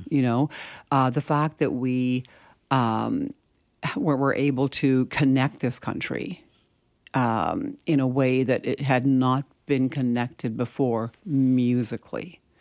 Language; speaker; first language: English; early bilingual, other home language; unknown